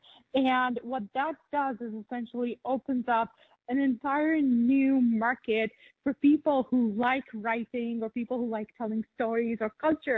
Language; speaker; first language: English; non-native, local second language; Urdu